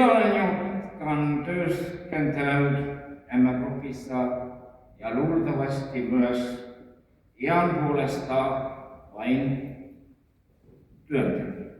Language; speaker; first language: Finnish; non-native, local second language; Estonian